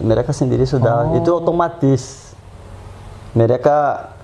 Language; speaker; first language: Indonesian; non-native, fluent; Portuguese